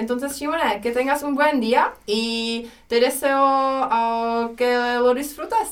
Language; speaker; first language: Spanish; non-native, fluent; Czech